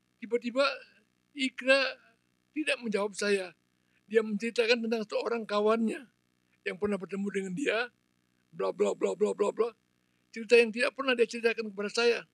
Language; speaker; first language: Indonesian; non-native, local second language; Balinese